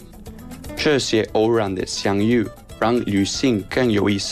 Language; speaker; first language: Chinese; non-native, learner; Spanish